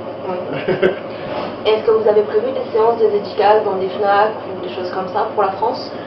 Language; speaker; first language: French; native; French